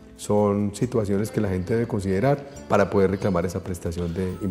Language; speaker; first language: Spanish; native; Spanish